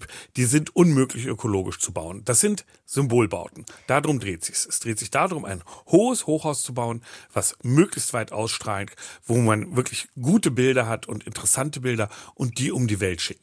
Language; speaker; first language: German; native; German